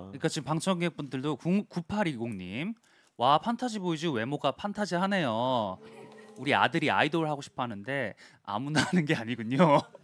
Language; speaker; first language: Korean; native; Korean